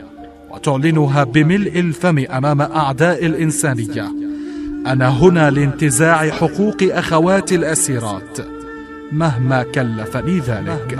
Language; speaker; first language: Arabic; native; Arabic